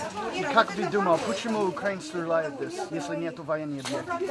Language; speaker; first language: Russian; non-native, learner; English